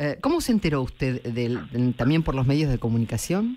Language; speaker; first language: Spanish; native; Spanish